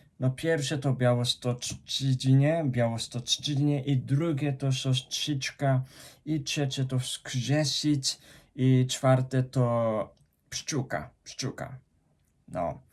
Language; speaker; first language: Polish; non-native, fluent; Japanese